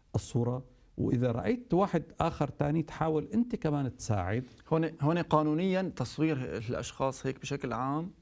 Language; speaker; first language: Arabic; native; Arabic